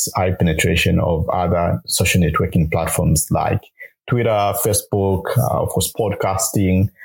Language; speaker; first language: English; non-native, local second language; Bemba